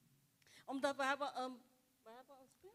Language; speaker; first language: Dutch; non-native, local second language; Papiamento